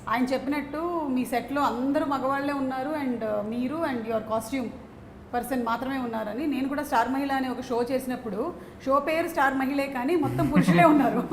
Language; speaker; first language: Telugu; native; Telugu